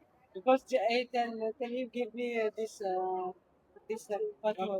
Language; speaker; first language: English; non-native, learner; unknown